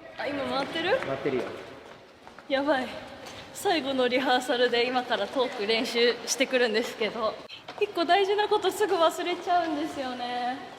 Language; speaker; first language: Japanese; native; Japanese